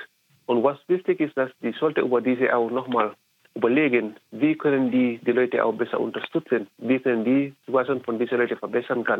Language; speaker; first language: German; non-native, fluent; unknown